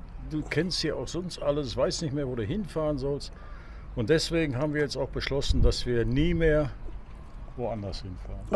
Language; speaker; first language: German; native; German